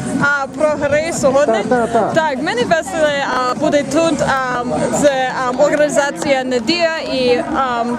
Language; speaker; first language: Ukrainian; non-native, learner; English